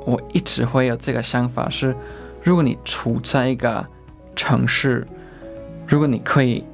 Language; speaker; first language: Chinese; non-native, fluent; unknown